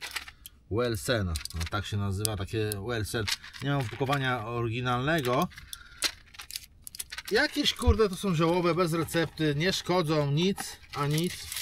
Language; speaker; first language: Polish; native; Polish